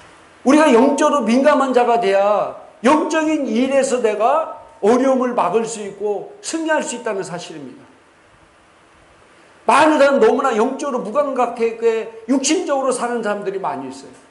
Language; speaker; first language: Korean; native; Korean